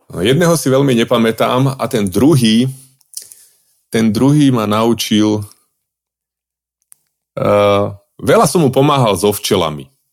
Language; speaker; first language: Slovak; native; Slovak